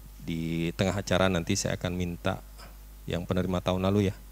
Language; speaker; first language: Indonesian; native; Indonesian